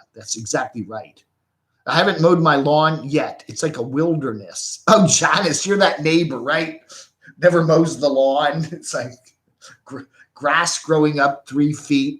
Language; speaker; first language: English; native; English